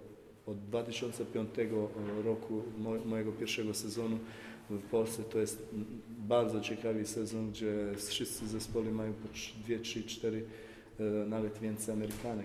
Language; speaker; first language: Polish; non-native, fluent; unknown